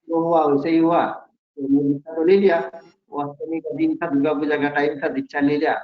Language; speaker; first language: Hindi; non-native, local second language; Bangla